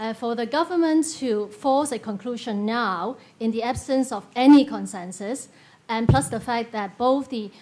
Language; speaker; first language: English; non-native, local second language; Cantonese